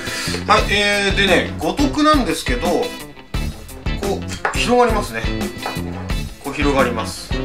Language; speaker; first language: Japanese; native; Japanese